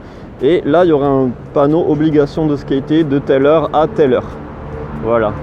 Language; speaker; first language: French; native; French